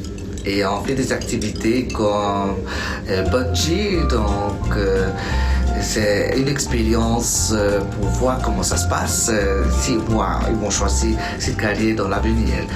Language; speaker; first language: French; non-native, fluent; English